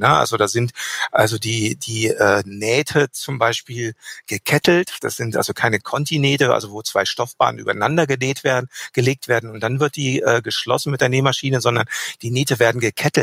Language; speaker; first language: German; native; German